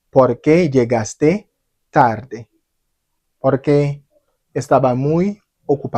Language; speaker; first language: Spanish; non-native, fluent; Haitian Creole